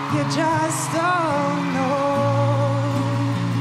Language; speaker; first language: English; native; English